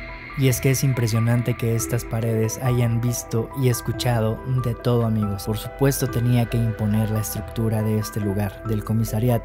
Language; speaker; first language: Spanish; native; Spanish